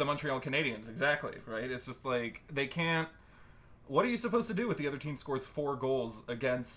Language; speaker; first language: English; native; English